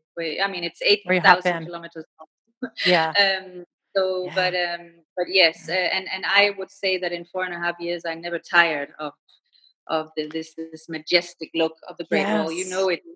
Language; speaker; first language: English; non-native, fluent; Danish